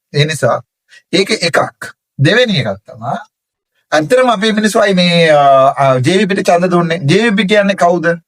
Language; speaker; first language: Sinhala; non-native, local second language; Tamil